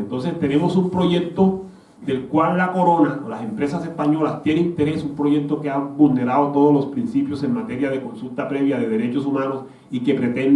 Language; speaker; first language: Spanish; native; Spanish